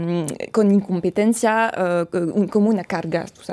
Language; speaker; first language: Spanish; non-native, fluent; French